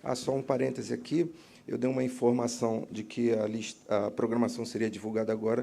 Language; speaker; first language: Portuguese; native; Portuguese